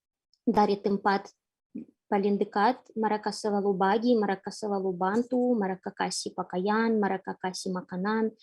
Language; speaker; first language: Indonesian; non-native, fluent; Ukrainian